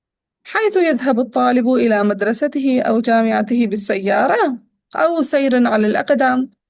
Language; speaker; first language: Arabic; non-native, fluent; Urdu